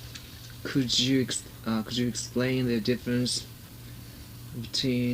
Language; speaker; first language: English; non-native, learner; Japanese